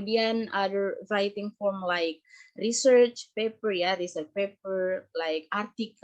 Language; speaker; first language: English; non-native, fluent; Indonesian